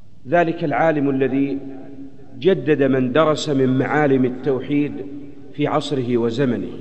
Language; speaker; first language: Arabic; native; Arabic